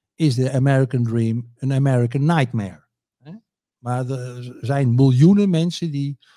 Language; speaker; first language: Dutch; native; Dutch